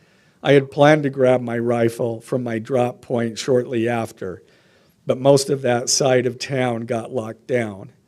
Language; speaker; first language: English; native; English